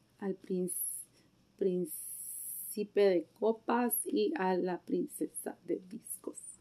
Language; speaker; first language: Spanish; early bilingual, heritage; Spanish